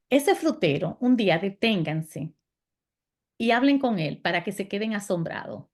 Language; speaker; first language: Spanish; native; Spanish